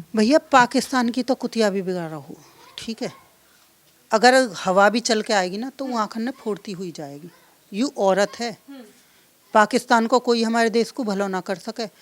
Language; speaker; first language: Hindi; native; Hindi